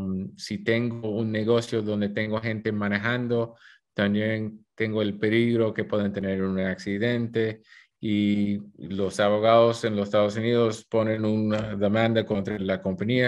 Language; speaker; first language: Spanish; early bilingual, heritage; Spanish